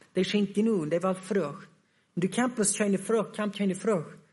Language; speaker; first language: German; non-native, learner; Plautdietsch